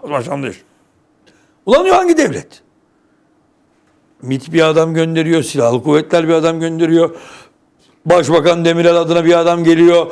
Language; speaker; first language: Turkish; native; Turkish